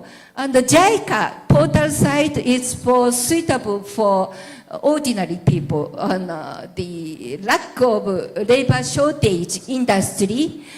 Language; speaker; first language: English; non-native, learner; Japanese